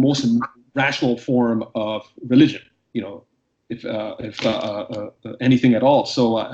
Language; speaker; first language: English; non-native, local second language; Hindi